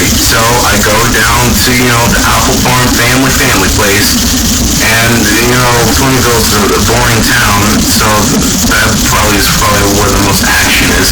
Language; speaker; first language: English; native; English